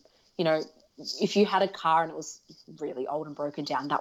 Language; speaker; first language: English; early bilingual, other home language; Russian